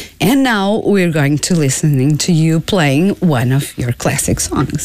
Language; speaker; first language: English; non-native, fluent; Portuguese